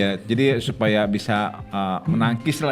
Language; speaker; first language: Indonesian; native; Indonesian